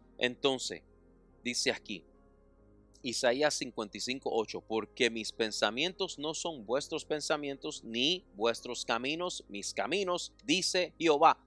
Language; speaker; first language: Spanish; early bilingual, heritage; Spanish